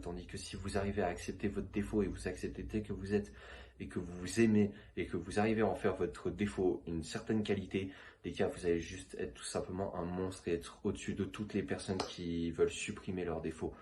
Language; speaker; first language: French; native; French